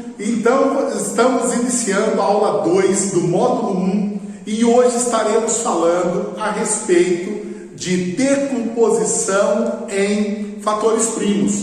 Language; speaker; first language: Portuguese; native; Portuguese